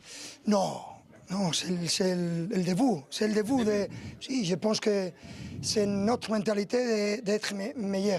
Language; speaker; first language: French; non-native, learner; Spanish